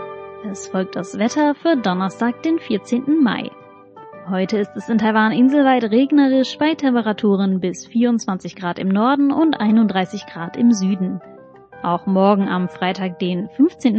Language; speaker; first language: German; native; German